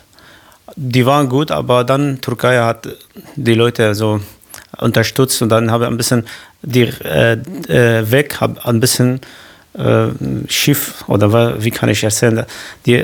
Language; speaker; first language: German; non-native, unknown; Kurdish